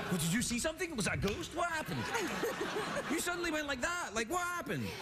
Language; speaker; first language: English; native; English